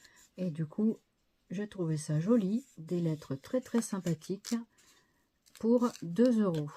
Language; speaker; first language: French; native; French